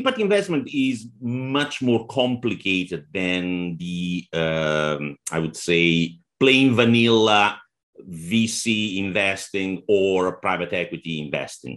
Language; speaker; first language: English; non-native, fluent; Italian